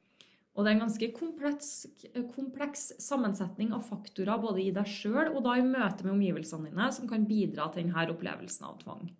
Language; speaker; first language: Norwegian; native; Norwegian